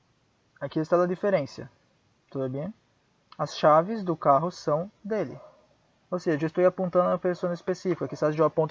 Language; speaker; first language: Portuguese; non-native, fluent; Spanish